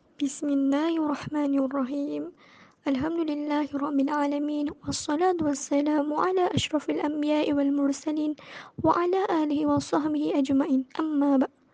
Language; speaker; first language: Arabic; non-native, learner; Malay